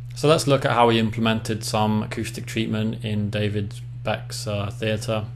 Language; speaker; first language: English; native; English